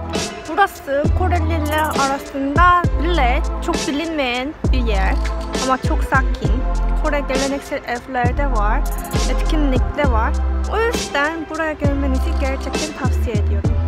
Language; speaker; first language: Turkish; non-native, fluent; Korean